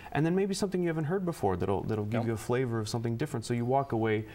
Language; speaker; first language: English; native; English